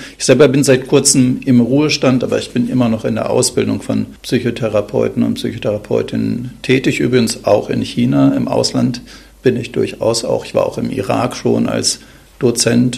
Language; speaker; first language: German; native; German